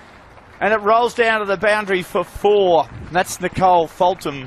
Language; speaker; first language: English; native; English